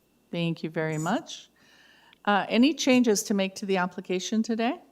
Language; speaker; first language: English; native; English